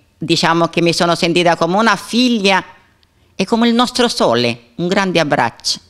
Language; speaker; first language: Italian; non-native, fluent; Spanish